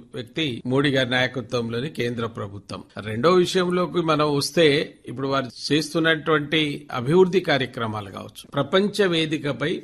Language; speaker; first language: Telugu; non-native, local second language; Lambadi